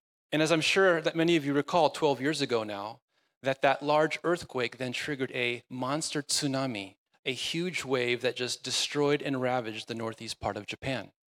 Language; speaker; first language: English; native; English